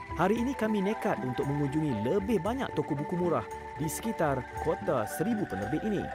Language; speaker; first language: Malay; native; Malay